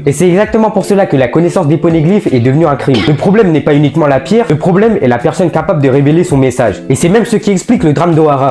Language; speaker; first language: French; native; French